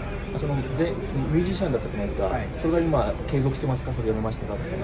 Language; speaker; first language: Japanese; non-native, fluent; Urdu